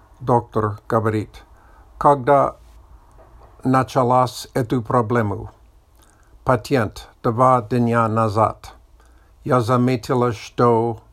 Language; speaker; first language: Russian; non-native, learner; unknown